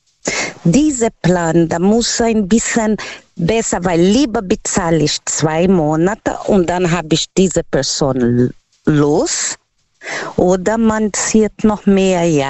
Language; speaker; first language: German; non-native, learner; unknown